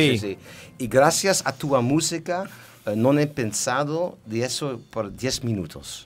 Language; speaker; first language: Spanish; non-native, learner; Dutch